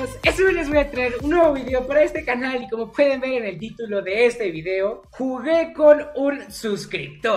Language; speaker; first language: Spanish; native; Spanish